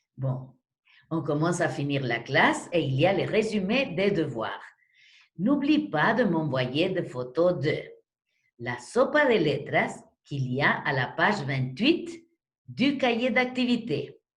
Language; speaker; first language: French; non-native, fluent; Spanish